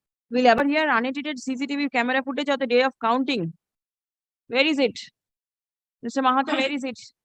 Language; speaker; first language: English; non-native, local second language; Bangla